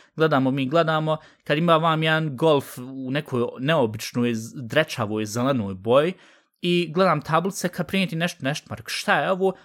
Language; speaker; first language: Bosnian; early bilingual, heritage; Bosnian